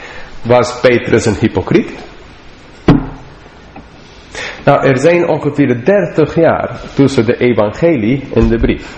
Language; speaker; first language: Dutch; non-native, fluent; English